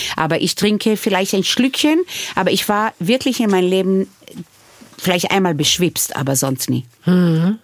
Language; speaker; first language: German; early bilingual, other home language; Hebrew